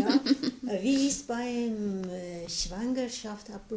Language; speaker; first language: German; non-native, learner; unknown